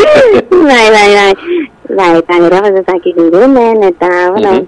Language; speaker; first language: Basque; non-native, local second language; Spanish